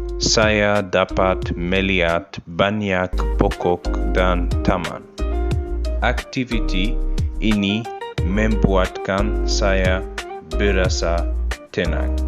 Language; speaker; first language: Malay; non-native, learner; Arabic